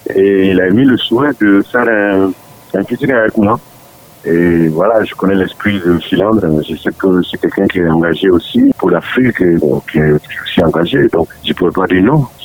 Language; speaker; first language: French; non-native, local second language; Dyula